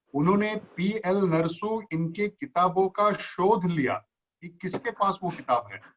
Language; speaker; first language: Hindi; non-native, local second language; Marathi